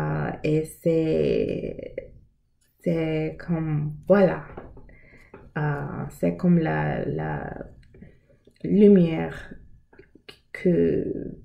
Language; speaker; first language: French; non-native, learner; English